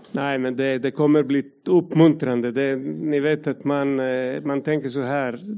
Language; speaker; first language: Swedish; non-native, fluent; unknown